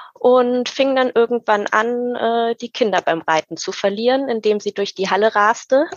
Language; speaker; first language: German; native; German